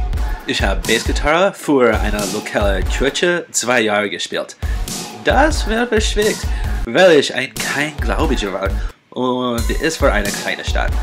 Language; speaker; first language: German; non-native, learner; English